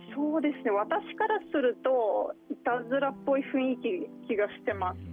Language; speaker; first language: Japanese; non-native, fluent; Russian